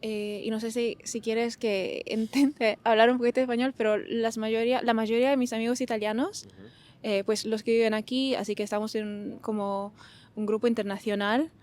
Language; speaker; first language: Spanish; non-native, fluent; Italian